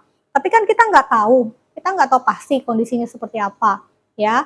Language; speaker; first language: Indonesian; native; Indonesian